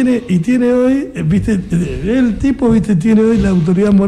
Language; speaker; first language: Spanish; native; Spanish